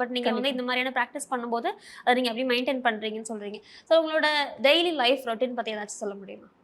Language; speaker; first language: Tamil; native; Tamil